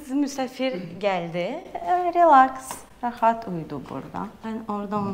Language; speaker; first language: Turkish; non-native, learner; Russian